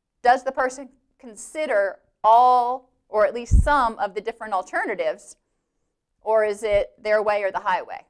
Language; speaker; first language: English; native; English